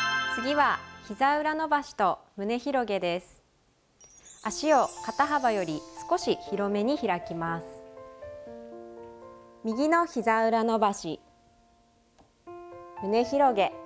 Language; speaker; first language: Japanese; native; Japanese